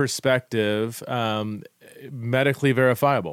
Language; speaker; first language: English; native; English